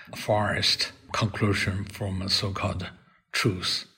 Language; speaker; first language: English; non-native, fluent; Chinese